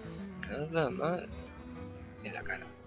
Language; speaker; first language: Spanish; native; Spanish